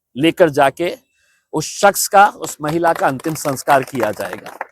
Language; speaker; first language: Hindi; non-native, local second language; Marathi